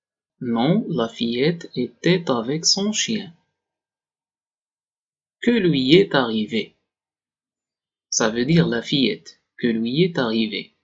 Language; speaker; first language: French; non-native, local second language; Arabic